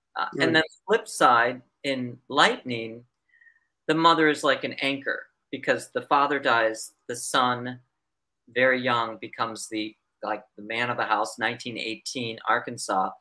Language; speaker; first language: English; native; English